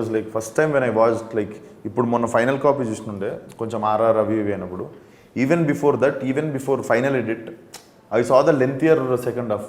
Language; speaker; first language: Telugu; native; Telugu